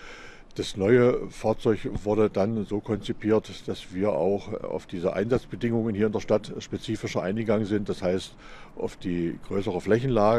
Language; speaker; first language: German; native; German